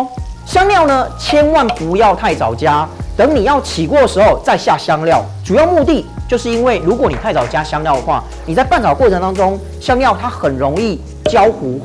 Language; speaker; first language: Chinese; native; Chinese